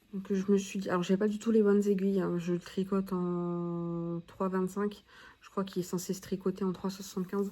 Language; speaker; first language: French; native; French